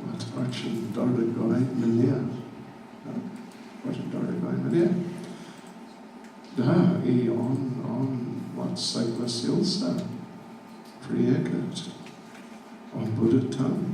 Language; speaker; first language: Russian; non-native, learner; English